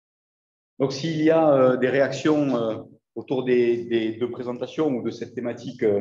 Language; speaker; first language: French; native; French